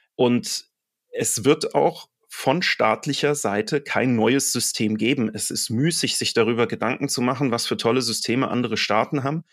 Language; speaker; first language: German; native; German